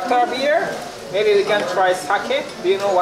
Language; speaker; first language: English; non-native, learner; Japanese